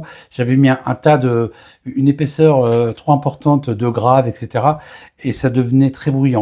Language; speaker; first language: French; native; French